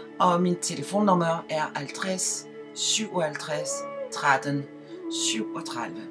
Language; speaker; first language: Danish; non-native, fluent; French